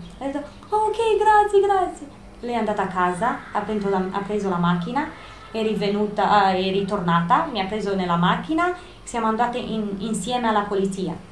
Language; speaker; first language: Italian; non-native, fluent; Romanian